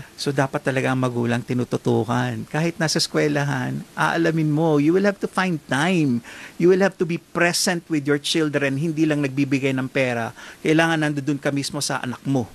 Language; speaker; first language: Filipino; native; Filipino